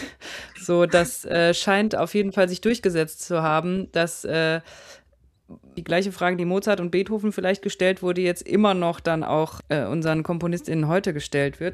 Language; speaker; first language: German; native; German